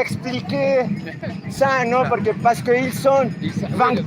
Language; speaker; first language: French; non-native, learner; Spanish